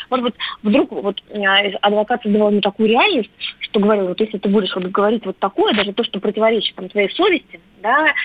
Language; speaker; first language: Russian; native; Russian